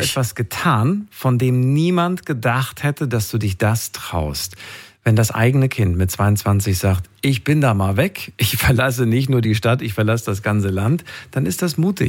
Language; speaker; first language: German; native; German